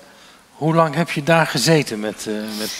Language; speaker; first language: Dutch; native; Dutch